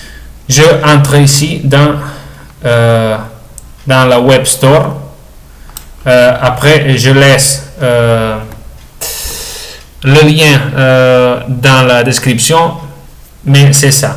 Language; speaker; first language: French; non-native, learner; Spanish